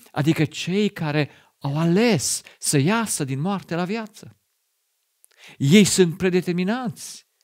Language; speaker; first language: Romanian; non-native, fluent; German